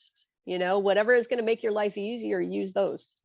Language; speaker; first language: English; native; English